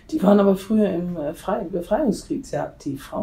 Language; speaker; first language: German; native; German